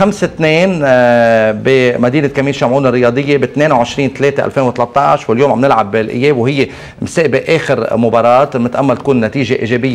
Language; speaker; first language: Arabic; native; Arabic